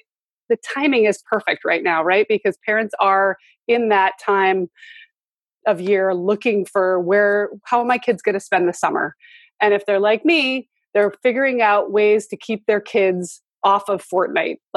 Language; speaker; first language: English; native; English